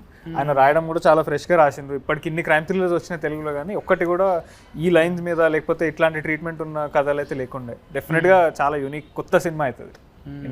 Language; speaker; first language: Telugu; native; Telugu